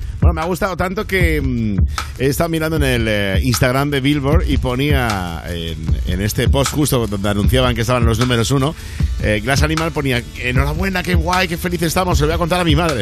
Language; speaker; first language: Spanish; native; Spanish